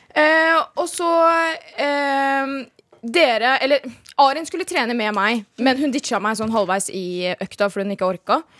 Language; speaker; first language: Norwegian; native; Norwegian